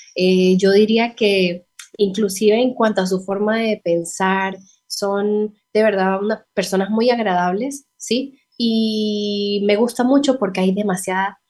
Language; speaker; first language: Spanish; native; Spanish